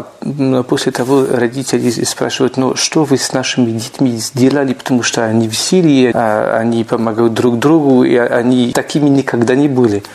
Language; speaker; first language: Russian; non-native, fluent; French